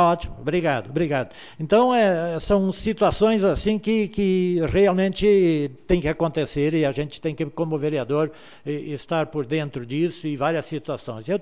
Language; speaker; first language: Portuguese; native; Portuguese